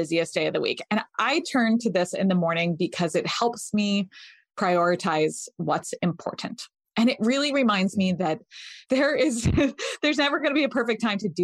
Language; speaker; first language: English; native; English